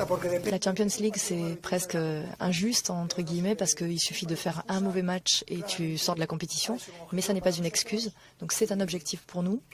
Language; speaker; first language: French; native; French